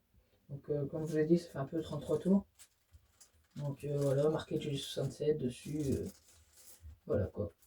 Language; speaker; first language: French; native; French